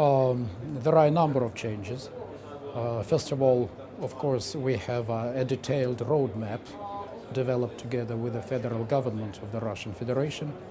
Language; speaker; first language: English; non-native, fluent; Russian